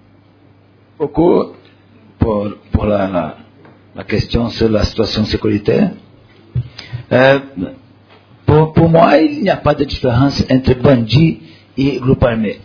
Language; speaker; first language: French; non-native, learner; Portuguese